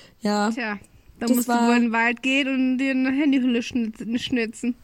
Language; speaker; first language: German; native; German